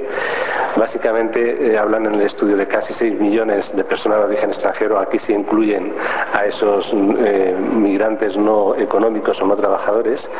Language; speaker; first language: Spanish; native; Spanish